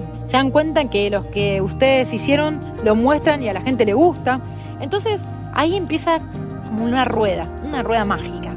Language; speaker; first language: Spanish; native; Spanish